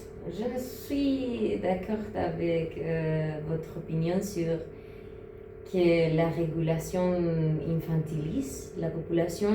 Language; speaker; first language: French; non-native, learner; Spanish